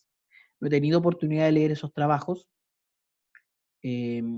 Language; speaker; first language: Spanish; native; Spanish